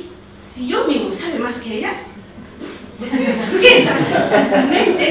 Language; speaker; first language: Spanish; non-native, learner; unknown